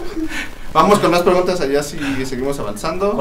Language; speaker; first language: Spanish; native; Spanish